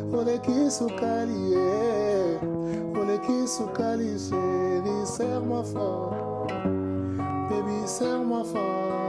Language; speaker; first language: French; non-native, local second language; Lingala